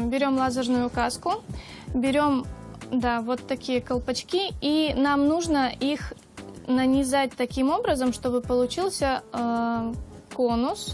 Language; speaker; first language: Russian; native; Russian